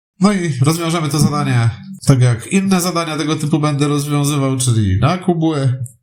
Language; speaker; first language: Polish; native; Polish